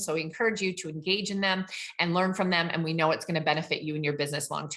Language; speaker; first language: English; native; English